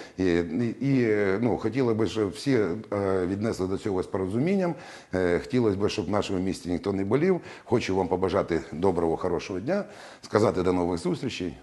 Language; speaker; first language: Ukrainian; native; Ukrainian